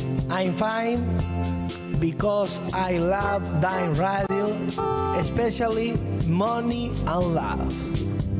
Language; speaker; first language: English; non-native, learner; Spanish